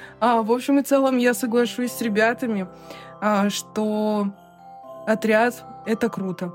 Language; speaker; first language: Russian; native; Russian